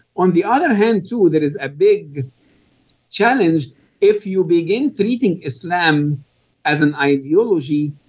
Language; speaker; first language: English; non-native, fluent; Arabic